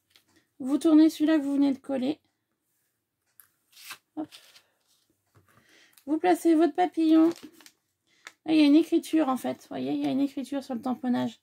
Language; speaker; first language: French; native; French